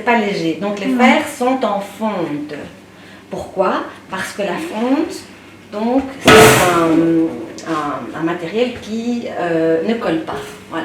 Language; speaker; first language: French; native; French